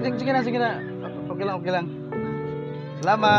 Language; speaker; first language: Filipino; non-native, local second language; Cebuano